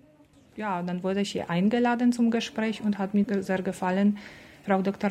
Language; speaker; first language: German; non-native, fluent; Polish